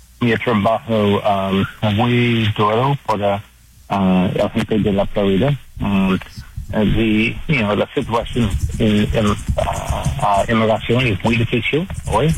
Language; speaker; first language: Spanish; non-native, learner; English